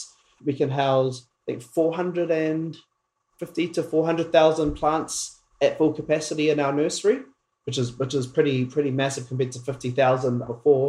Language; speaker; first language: English; native; English